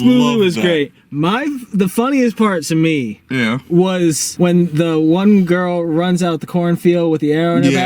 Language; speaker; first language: English; native; English